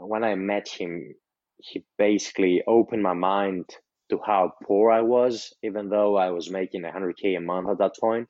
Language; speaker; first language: English; non-native, fluent; Greek